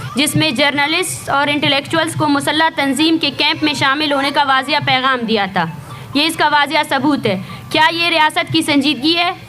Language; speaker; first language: Urdu; non-native, local second language; Baluchi